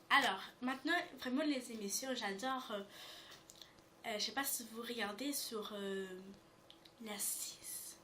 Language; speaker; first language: French; native; French